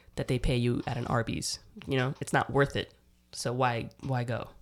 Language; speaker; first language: English; native; English